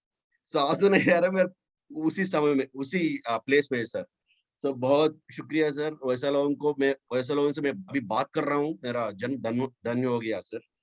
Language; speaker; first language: Hindi; non-native, local second language; Telugu